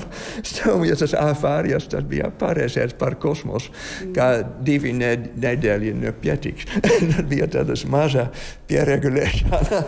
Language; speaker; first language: Latvian; non-native, learner; Dutch